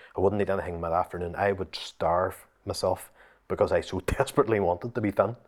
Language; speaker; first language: English; native; English